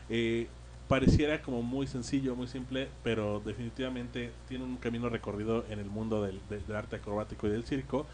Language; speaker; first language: Spanish; native; Spanish